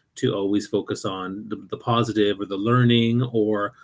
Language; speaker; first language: English; native; English